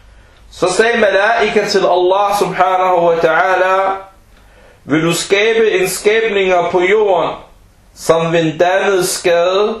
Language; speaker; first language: Danish; early bilingual, other home language; Arabic